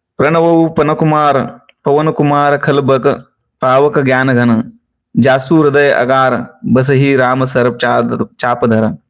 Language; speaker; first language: Hindi; non-native, local second language; Marathi